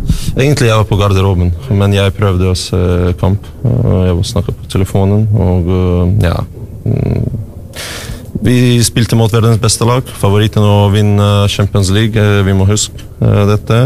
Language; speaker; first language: Norwegian; non-native, learner; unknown